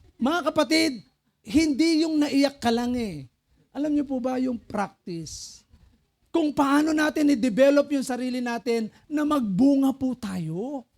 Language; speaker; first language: Filipino; non-native, local second language; Pampanga